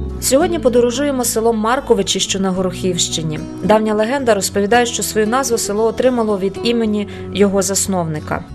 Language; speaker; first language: Ukrainian; native; Ukrainian